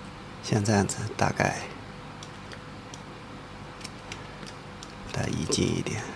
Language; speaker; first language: Chinese; native; Chinese